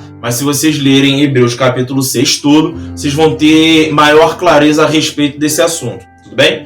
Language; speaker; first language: Portuguese; native; Portuguese